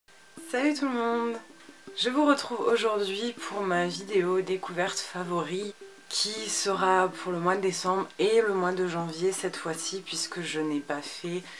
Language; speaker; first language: French; native; French